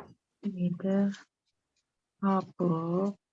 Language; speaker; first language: English; non-native, learner; Korean